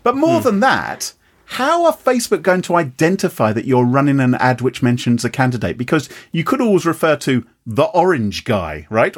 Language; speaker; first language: English; native; English